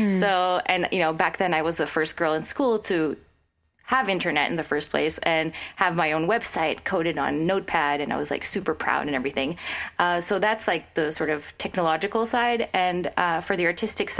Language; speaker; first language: English; non-native, local second language; French